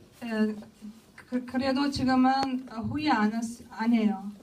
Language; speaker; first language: Korean; non-native, learner; Russian